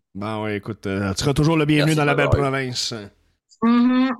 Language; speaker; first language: French; native; French